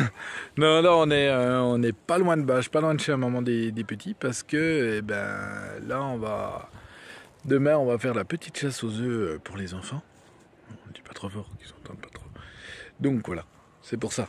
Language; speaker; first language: French; native; French